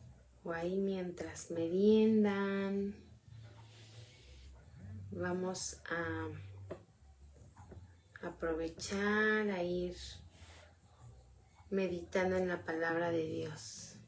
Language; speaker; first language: Spanish; native; Spanish